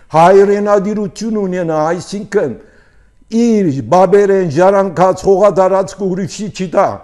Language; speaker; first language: Armenian; early bilingual, heritage; Armenian